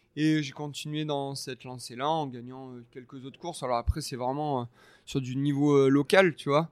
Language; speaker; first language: French; native; French